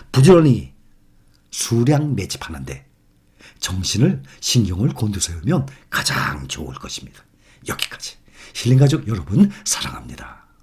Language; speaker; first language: Korean; native; Korean